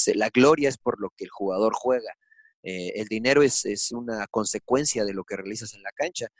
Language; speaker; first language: Spanish; early bilingual, heritage; Spanish